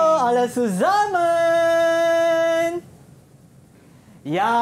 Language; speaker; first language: German; non-native, learner; Malay